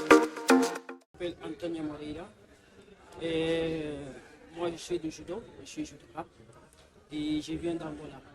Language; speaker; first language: French; non-native, learner; Portuguese